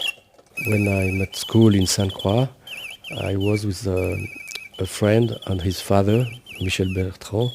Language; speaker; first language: English; non-native, learner; French